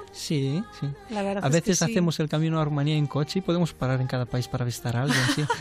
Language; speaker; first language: Spanish; non-native, fluent; Romanian